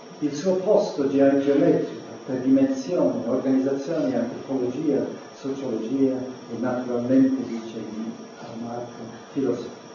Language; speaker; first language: Italian; non-native, fluent; English